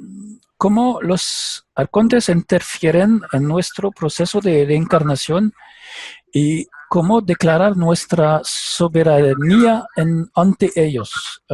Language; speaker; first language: Spanish; non-native, learner; French